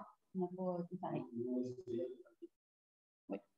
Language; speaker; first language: French; native; French